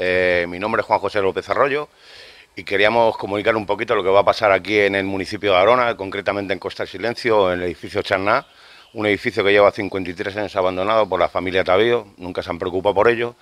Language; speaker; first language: Spanish; native; Spanish